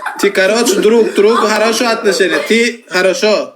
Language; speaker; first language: Russian; non-native, learner; Turkmen